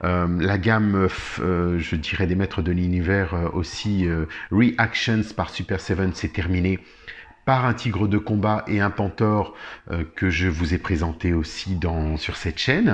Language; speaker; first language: French; native; French